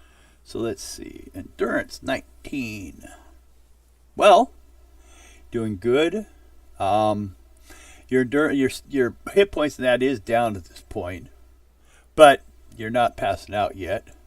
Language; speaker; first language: English; native; English